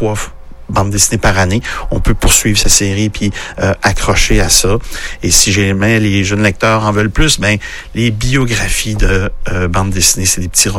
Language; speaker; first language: French; native; French